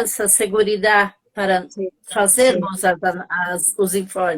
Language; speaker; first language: Spanish; non-native, learner; Portuguese